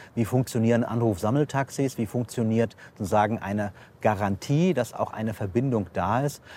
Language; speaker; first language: German; native; German